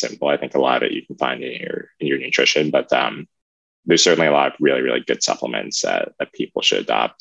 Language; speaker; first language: English; native; English